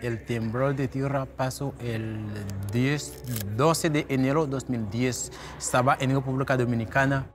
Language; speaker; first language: Spanish; non-native, learner; Haitian Creole